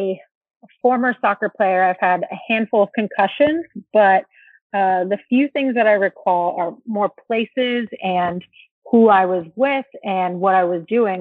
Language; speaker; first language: English; early bilingual, other home language; Spanish